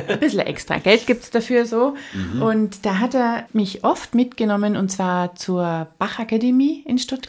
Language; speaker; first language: German; native; German